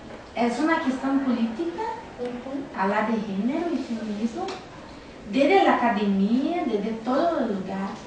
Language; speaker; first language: Spanish; non-native, learner; Portuguese